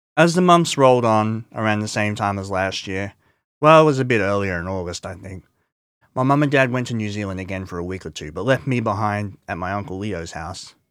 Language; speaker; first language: English; native; English